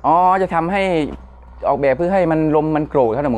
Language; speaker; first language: Thai; native; Thai